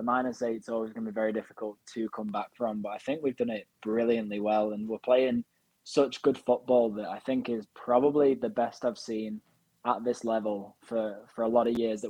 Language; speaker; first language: English; native; English